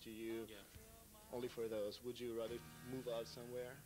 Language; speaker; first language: English; non-native, fluent; Italian